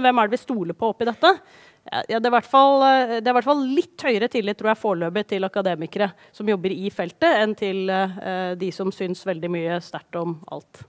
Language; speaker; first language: Norwegian; native; Norwegian